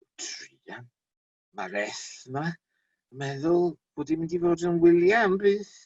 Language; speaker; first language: Welsh; native; Welsh